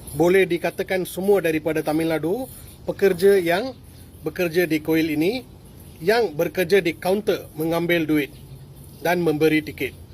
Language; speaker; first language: Malay; non-native, local second language; Tamil